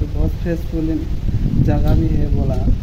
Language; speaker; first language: Hindi; non-native, local second language; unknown